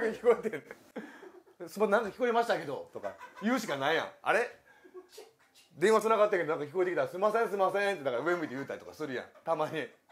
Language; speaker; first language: Japanese; native; Japanese